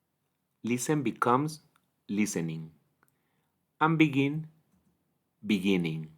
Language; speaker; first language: English; non-native, fluent; Spanish